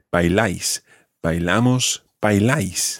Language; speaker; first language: Spanish; non-native, fluent; English